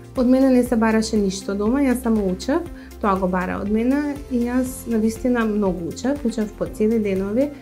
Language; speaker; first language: Macedonian; early bilingual, other home language; Croatian